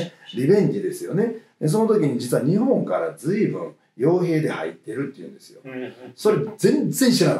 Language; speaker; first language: Japanese; native; Japanese